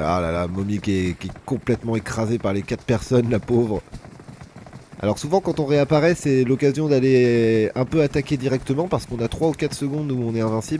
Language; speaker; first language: French; native; French